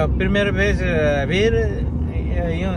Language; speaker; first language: Portuguese; non-native, learner; Nepali